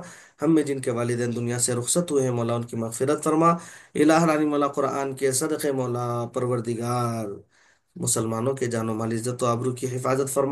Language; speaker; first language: Urdu; native; Urdu